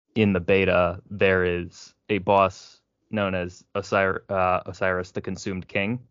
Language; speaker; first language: English; native; English